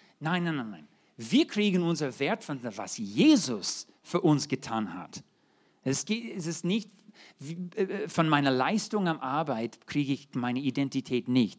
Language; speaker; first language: German; non-native, fluent; English